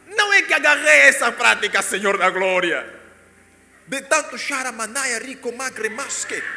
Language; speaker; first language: Portuguese; native; Portuguese